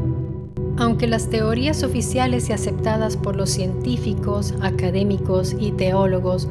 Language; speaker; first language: Spanish; non-native, fluent; Italian